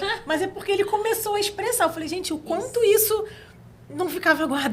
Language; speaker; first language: Portuguese; native; Portuguese